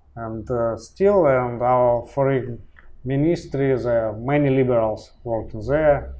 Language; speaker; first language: English; non-native, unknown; Russian